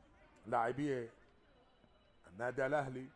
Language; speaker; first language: Arabic; native; Arabic